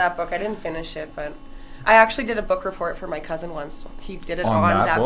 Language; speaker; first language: English; native; English